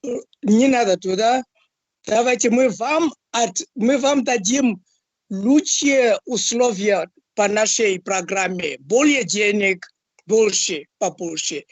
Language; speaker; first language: Russian; non-native, fluent; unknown